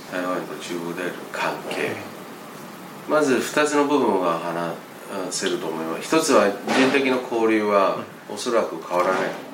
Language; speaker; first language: Japanese; non-native, fluent; Chinese